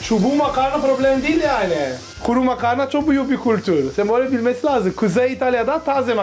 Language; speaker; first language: Turkish; non-native, learner; Italian